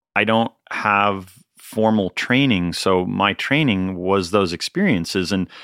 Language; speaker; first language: English; native; English